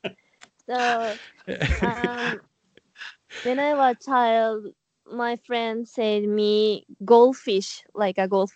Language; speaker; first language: English; non-native, learner; Japanese